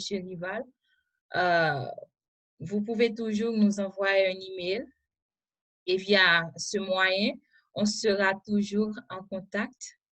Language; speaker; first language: French; non-native, local second language; Haitian Creole